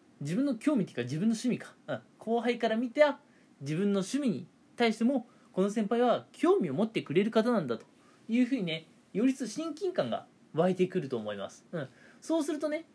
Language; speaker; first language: Japanese; native; Japanese